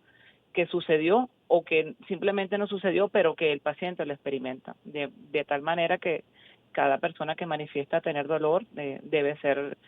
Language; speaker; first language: Spanish; native; Spanish